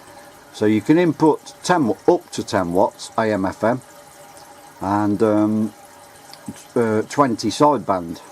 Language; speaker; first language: English; native; English